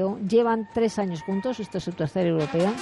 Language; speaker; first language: Spanish; native; Spanish